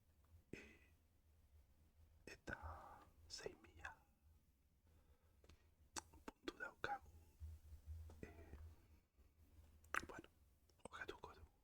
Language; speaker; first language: Basque; non-native, learner; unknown